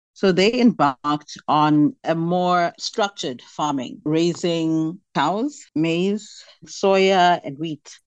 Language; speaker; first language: English; non-native, local second language; Xhosa